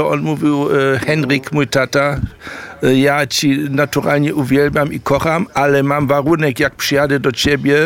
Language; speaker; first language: Polish; early bilingual, heritage; German